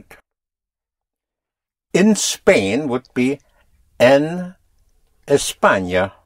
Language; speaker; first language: Spanish; non-native, fluent; English